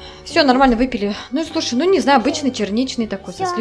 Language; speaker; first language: Russian; native; Russian